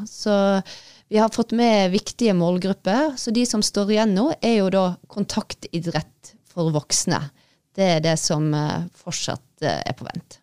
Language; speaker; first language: Norwegian; native; Norwegian